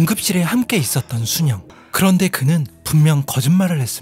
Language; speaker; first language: Korean; native; Korean